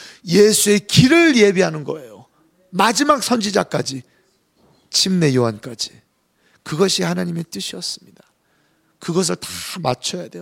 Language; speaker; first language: Korean; native; Korean